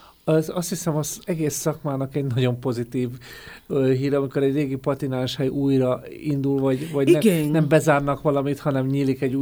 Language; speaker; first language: Hungarian; native; Hungarian